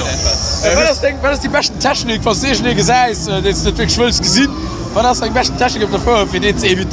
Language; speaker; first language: German; native; German